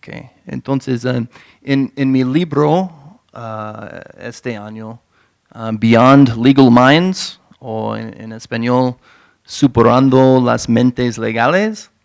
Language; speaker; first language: Spanish; non-native, fluent; English